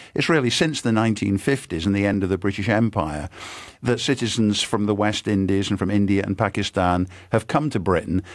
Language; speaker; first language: English; native; English